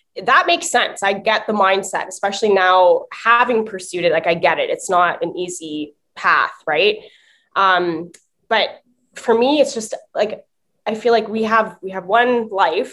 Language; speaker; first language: English; native; English